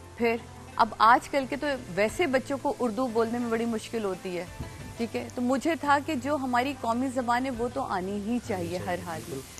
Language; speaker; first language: Urdu; native; Urdu